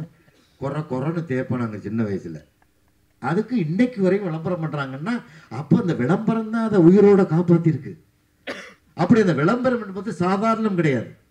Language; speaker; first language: Tamil; native; Tamil